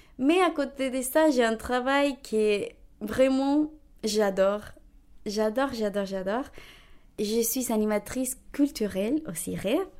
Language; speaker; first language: French; non-native, fluent; Spanish